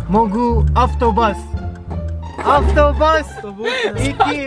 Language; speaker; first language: Russian; non-native, learner; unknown